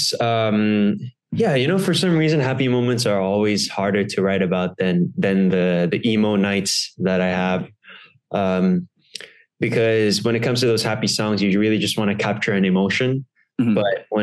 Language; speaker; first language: English; native; English